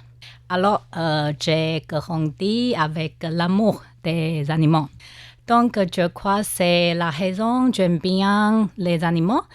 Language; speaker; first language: French; non-native, learner; Chinese